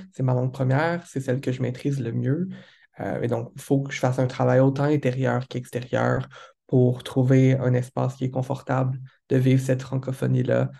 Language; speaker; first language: French; native; French